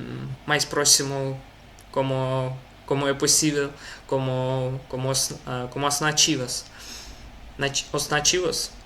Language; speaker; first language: Portuguese; non-native, learner; Russian